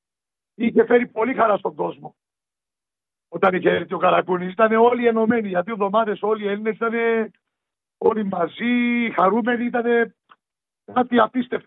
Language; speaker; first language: Greek; early bilingual, heritage; Greek